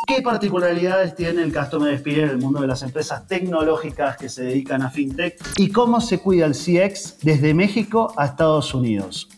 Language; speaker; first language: Spanish; native; Spanish